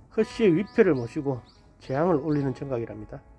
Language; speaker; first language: Korean; native; Korean